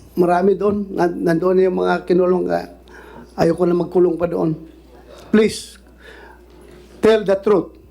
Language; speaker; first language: Filipino; non-native, local second language; Cebuano